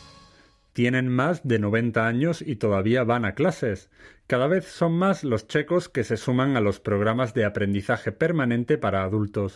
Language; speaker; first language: Spanish; native; Spanish